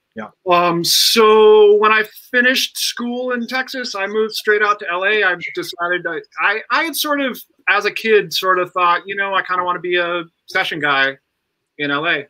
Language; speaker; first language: English; native; English